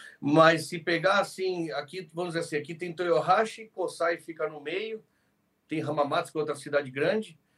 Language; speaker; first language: Portuguese; early bilingual, other home language; Spanish